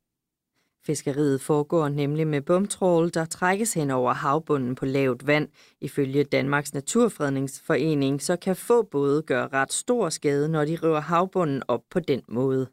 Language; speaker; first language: Danish; native; Danish